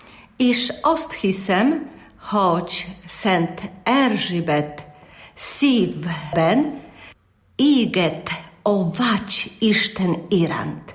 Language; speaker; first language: Hungarian; non-native, learner; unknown